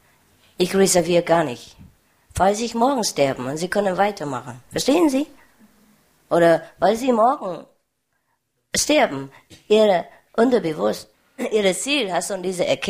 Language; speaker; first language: German; non-native, learner; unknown